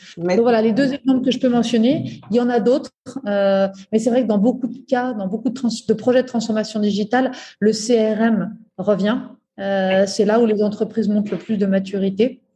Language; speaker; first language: French; native; French